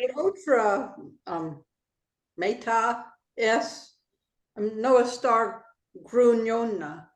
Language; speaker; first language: Spanish; non-native, learner; English